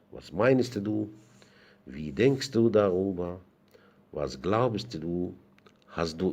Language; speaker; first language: German; non-native, fluent; Arabic